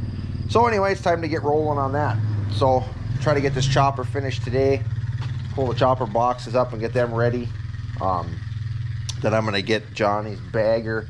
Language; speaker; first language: English; native; English